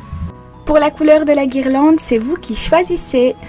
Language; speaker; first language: French; native; French